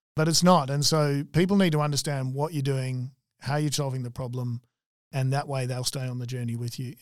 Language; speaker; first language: English; native; English